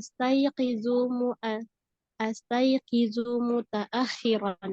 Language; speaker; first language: Arabic; non-native, learner; Indonesian